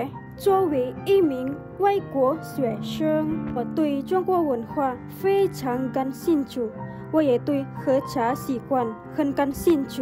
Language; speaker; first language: Chinese; non-native, fluent; Indonesian